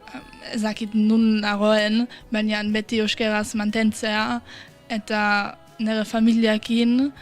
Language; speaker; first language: Basque; early bilingual, heritage; Basque